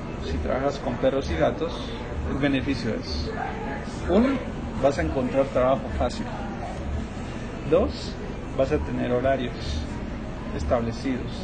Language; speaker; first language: Spanish; native; Spanish